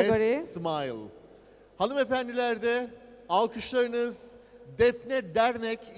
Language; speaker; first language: Turkish; native; Turkish